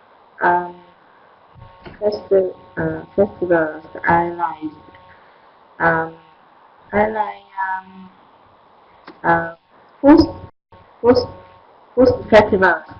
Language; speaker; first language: English; non-native, learner; Vietnamese